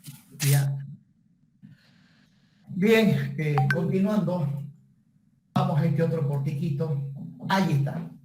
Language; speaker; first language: Spanish; native; Spanish